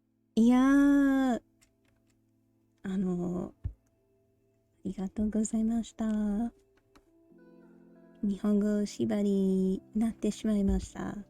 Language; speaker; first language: Japanese; non-native, learner; English